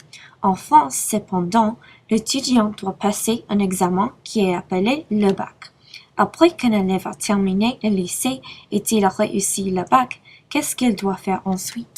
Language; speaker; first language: French; non-native, learner; English